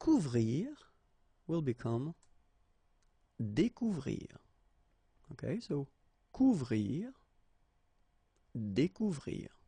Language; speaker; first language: French; native; French